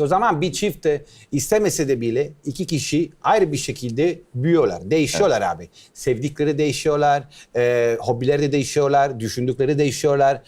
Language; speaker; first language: Turkish; non-native, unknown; Italian